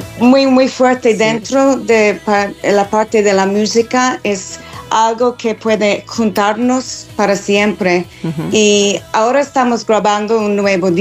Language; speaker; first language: Spanish; non-native, learner; English